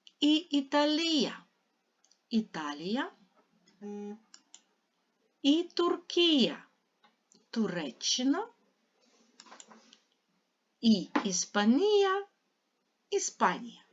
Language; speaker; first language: Ukrainian; native; Ukrainian